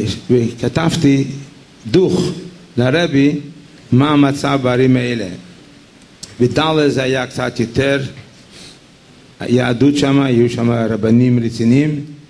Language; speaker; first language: Hebrew; non-native, fluent; Yiddish